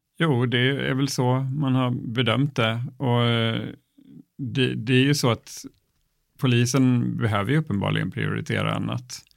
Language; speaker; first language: Swedish; native; Swedish